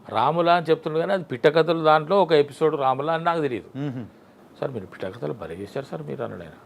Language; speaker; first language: Telugu; native; Telugu